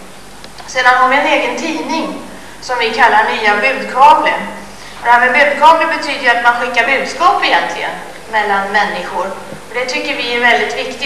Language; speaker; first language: Swedish; native; Swedish